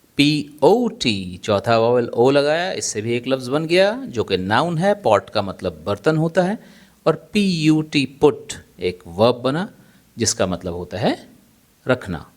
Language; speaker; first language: Urdu; native; Urdu